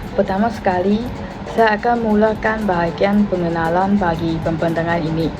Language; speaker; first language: Malay; non-native, local second language; Chinese